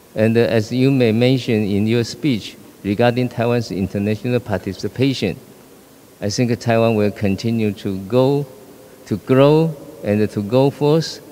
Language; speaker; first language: English; non-native, fluent; Chinese